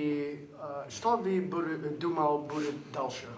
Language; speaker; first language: Russian; non-native, learner; English